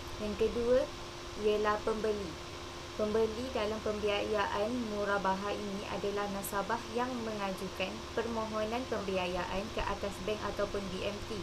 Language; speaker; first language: Malay; native; Malay